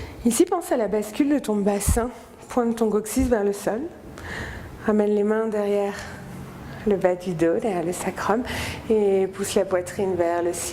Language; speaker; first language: French; native; French